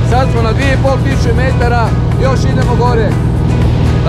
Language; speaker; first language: Croatian; native; Croatian